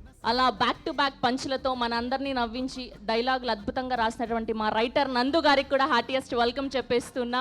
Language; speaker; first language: Telugu; native; Telugu